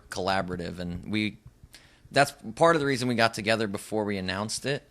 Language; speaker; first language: English; native; English